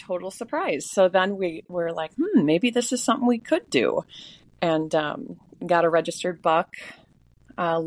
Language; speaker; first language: English; native; English